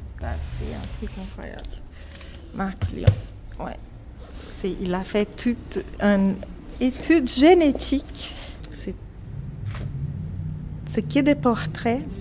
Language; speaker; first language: French; non-native, fluent; Portuguese